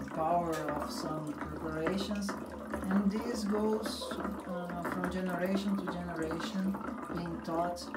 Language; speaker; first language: English; non-native, fluent; Portuguese